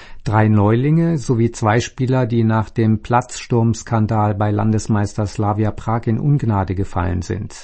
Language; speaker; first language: German; native; German